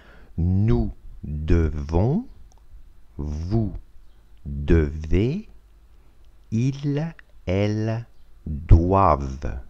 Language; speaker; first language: French; non-native, fluent; Russian